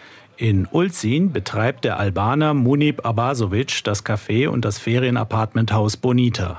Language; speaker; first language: German; native; German